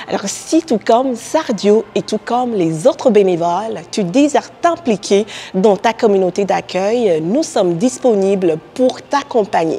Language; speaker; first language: French; native; French